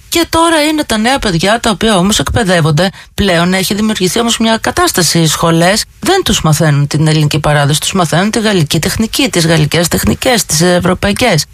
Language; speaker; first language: Greek; native; Greek